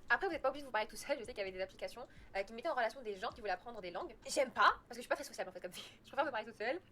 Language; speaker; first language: French; early bilingual, other home language; Arabic